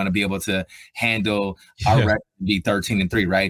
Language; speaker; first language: English; native; English